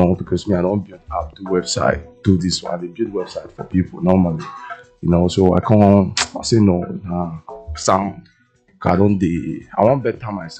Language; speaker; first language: English; non-native, local second language; Igbo